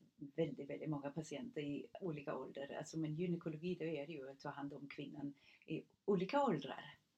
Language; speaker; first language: Swedish; non-native, fluent; German